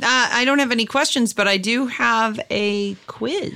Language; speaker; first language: English; native; English